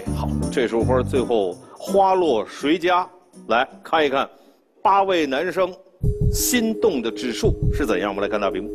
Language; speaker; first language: Chinese; native; Chinese